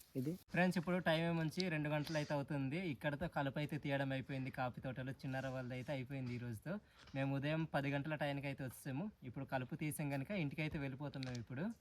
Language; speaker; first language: Telugu; non-native, local second language; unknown